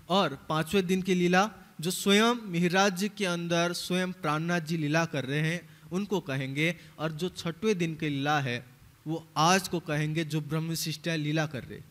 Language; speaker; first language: Hindi; native; Hindi